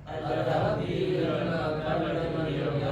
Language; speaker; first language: Arabic; non-native, learner; Indonesian